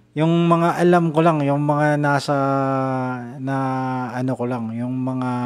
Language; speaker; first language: Filipino; non-native, local second language; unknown